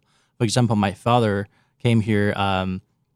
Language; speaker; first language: English; non-native, fluent; Chinese